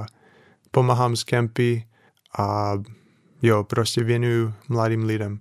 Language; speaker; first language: Czech; non-native, fluent; English